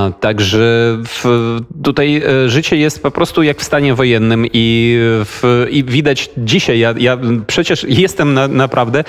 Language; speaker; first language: Polish; non-native, fluent; Ukrainian